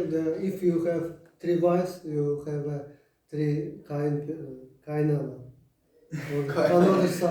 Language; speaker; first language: English; non-native, learner; Turkish